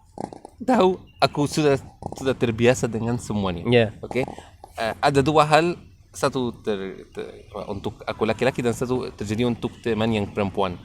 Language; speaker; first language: Indonesian; non-native, learner; Arabic